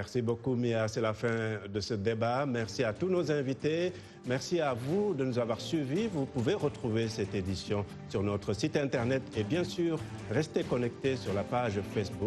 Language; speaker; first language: French; native; French